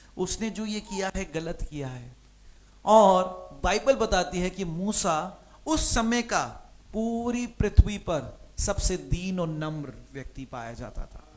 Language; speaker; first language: Hindi; non-native, local second language; Punjabi